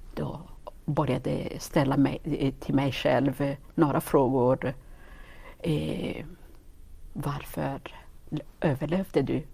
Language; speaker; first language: Swedish; non-native, fluent; Kinyarwanda